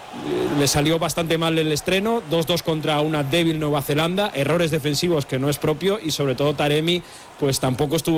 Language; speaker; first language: Spanish; native; Spanish